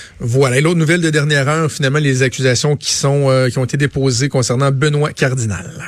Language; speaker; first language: French; native; French